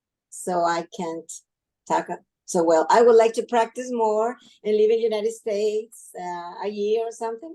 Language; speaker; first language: English; non-native, learner; Spanish